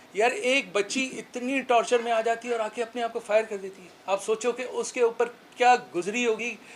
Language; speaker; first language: Urdu; non-native, local second language; Sindhi